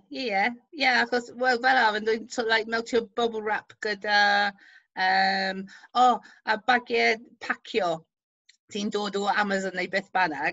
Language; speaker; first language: Welsh; non-native, local second language; English